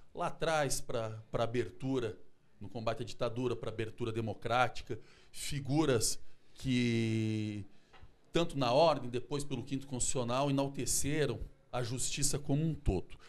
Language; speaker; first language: Portuguese; native; Portuguese